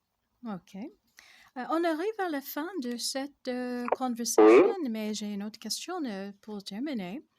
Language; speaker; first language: French; non-native, fluent; English